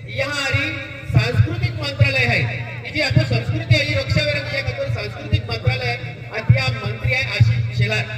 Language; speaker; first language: Marathi; non-native, local second language; Bhili